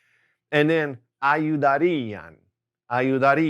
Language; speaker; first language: Spanish; non-native, fluent; English